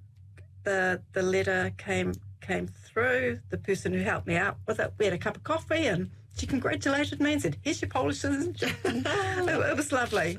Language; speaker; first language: English; native; English